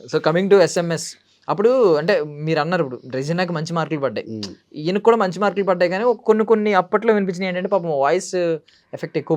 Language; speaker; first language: Telugu; native; Telugu